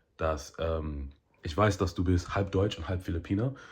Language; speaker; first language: German; early bilingual, heritage; German